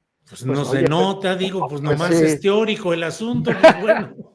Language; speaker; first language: Spanish; native; Spanish